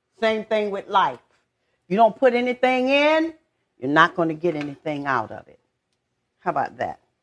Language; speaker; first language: English; native; English